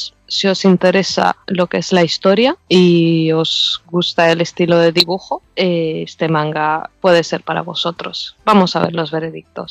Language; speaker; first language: Spanish; native; Spanish